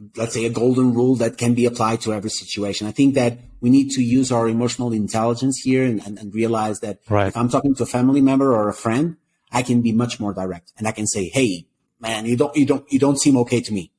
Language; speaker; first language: English; non-native, fluent; Portuguese